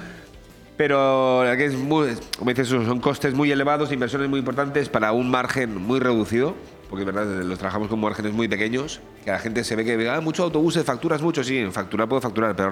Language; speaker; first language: Spanish; native; Spanish